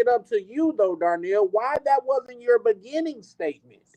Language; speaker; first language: English; native; English